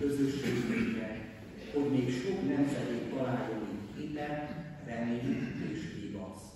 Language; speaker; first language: Hungarian; native; Hungarian